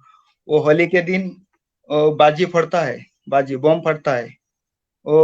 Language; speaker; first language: Hindi; non-native, local second language; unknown